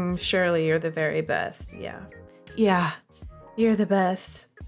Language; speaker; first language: English; native; English